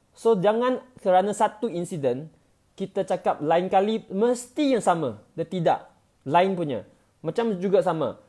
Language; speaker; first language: Malay; non-native, local second language; Chinese